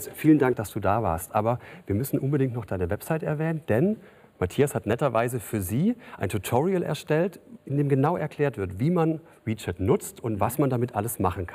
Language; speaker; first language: German; native; German